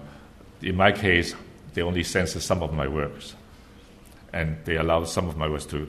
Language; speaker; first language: English; non-native, local second language; Cantonese